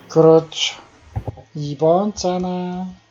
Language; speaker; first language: Korean; native; Korean